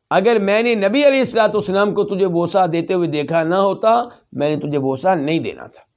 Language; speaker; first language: Urdu; native; Urdu